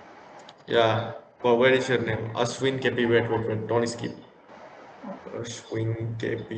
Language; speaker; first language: English; non-native, local second language; Hindi